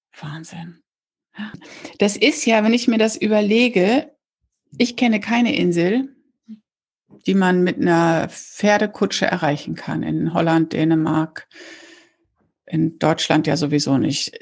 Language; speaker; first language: German; native; German